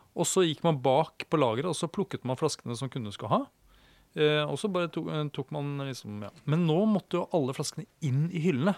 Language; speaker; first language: Norwegian; native; Norwegian